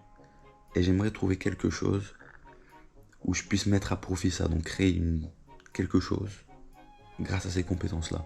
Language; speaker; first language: French; native; French